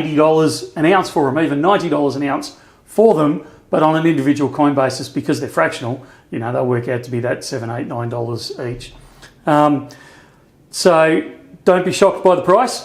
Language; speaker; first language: English; native; English